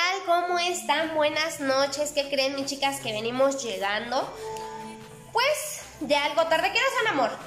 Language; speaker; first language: Spanish; native; Spanish